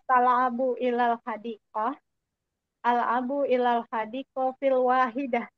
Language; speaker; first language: Arabic; non-native, learner; Indonesian